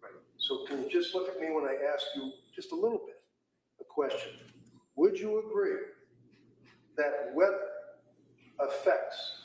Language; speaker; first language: English; native; English